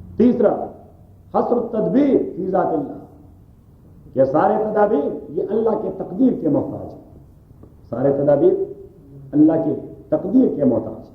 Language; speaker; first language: Urdu; non-native, local second language; Pashto